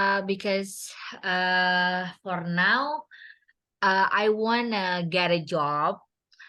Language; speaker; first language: English; non-native, learner; Indonesian